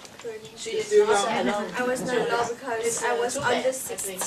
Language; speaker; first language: English; non-native, fluent; Danish